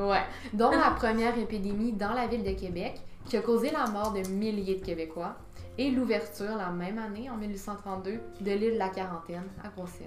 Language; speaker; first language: French; native; French